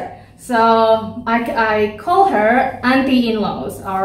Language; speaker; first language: English; non-native, learner; Indonesian